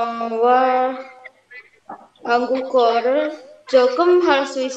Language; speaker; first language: Korean; non-native, learner; Indonesian